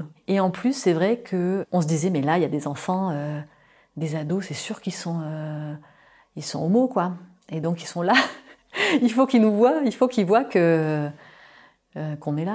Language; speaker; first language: French; native; French